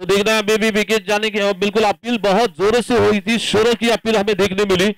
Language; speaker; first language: Hindi; non-native, local second language; Marathi